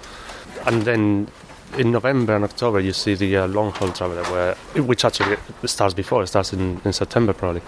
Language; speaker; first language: English; non-native, fluent; Spanish